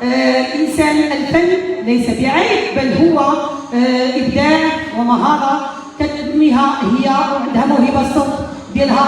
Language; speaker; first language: Arabic; native; Arabic